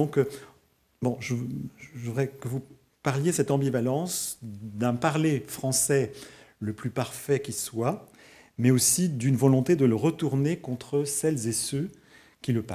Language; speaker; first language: French; native; French